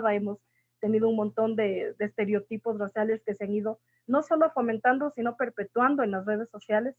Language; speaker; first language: Spanish; native; Spanish